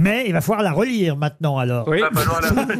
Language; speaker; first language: French; native; French